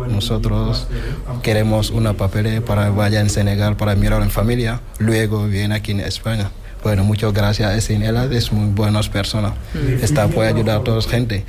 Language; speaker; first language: Spanish; non-native, learner; Wolof